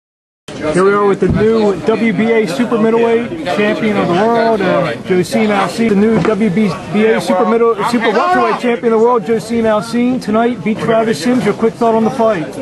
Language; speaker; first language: English; native; English